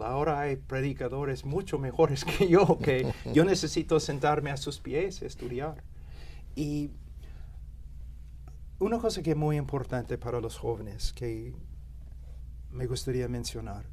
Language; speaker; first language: Spanish; non-native, fluent; English